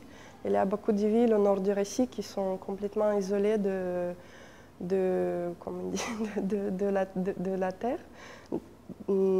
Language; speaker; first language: French; non-native, fluent; Russian